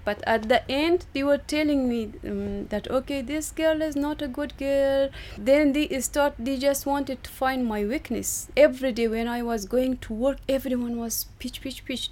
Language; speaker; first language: English; non-native, fluent; Persian